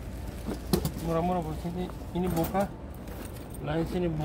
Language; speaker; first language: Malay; non-native, learner; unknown